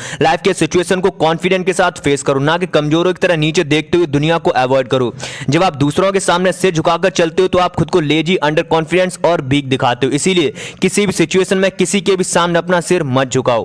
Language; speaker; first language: Hindi; native; Hindi